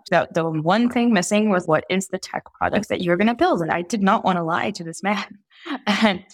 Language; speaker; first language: English; early bilingual, heritage; Italian